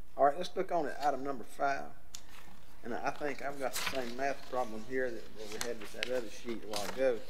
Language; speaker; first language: English; native; English